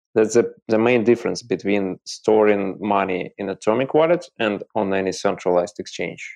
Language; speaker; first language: English; non-native, learner; Russian